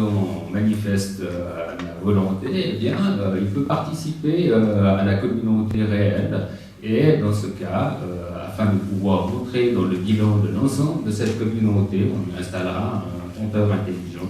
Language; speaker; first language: French; native; French